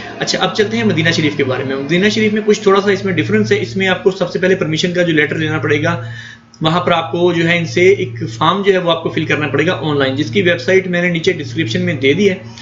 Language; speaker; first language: Hindi; non-native, local second language; Punjabi